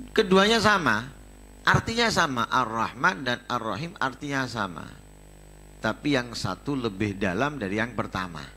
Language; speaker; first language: Indonesian; non-native, local second language; Javanese